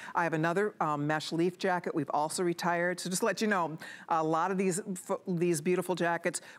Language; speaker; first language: English; native; English